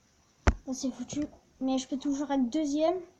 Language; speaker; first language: French; native; French